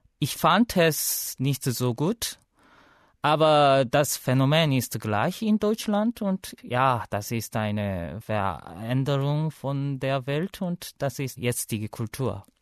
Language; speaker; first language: German; non-native, learner; Korean